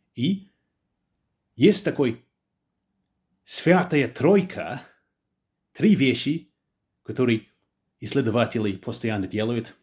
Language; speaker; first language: Russian; non-native, fluent; English